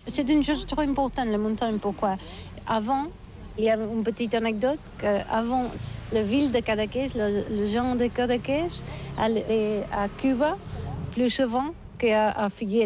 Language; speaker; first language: French; non-native, learner; Catalan